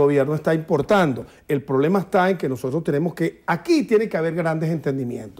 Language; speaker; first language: Spanish; native; Spanish